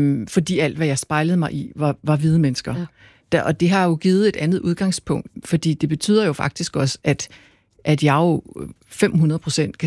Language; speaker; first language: Danish; non-native, local second language; Korean